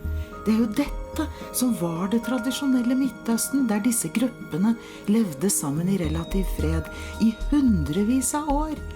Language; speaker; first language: Norwegian; early bilingual, heritage; Norwegian